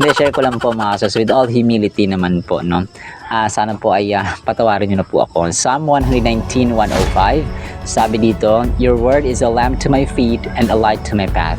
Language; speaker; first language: Filipino; non-native, local second language; Cebuano